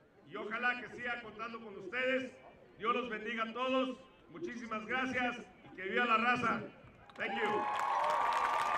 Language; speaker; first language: Spanish; native; Spanish